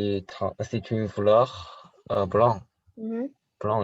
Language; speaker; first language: French; non-native, learner; Chinese